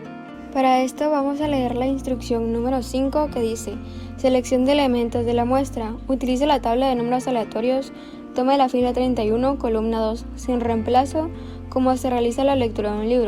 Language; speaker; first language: Spanish; native; Spanish